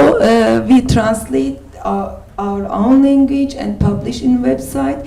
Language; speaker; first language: English; non-native, learner; Turkish